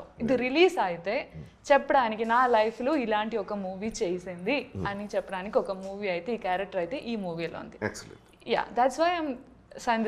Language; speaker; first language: Telugu; non-native, learner; Malayalam